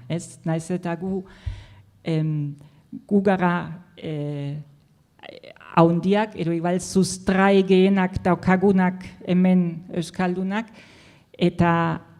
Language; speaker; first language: Basque; non-native, fluent; German